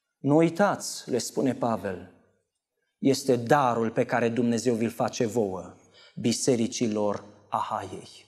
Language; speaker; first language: Romanian; native; Romanian